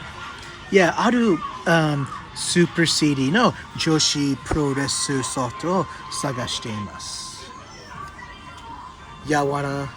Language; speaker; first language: Japanese; non-native, fluent; English